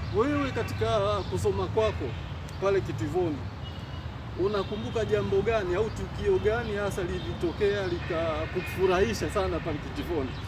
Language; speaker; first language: Swahili; native; Swahili